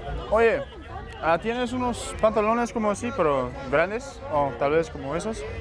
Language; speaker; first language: Spanish; non-native, learner; English